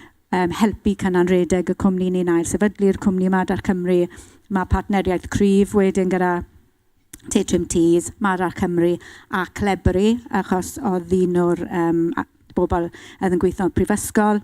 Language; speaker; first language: Welsh; non-native, local second language; English